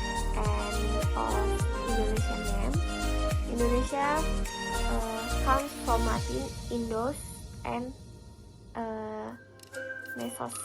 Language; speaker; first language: English; non-native, learner; Indonesian